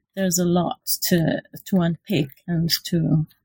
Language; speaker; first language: English; non-native, fluent; Hebrew